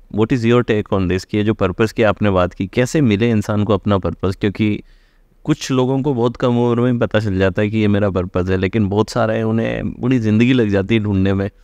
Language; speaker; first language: Hindi; native; Hindi